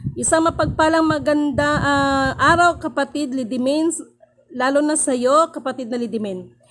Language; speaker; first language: Filipino; non-native, local second language; Cebuano